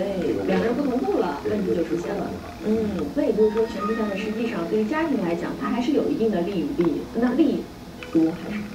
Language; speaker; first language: Chinese; native; Chinese